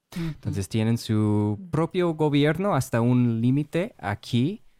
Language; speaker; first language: Spanish; non-native, fluent; English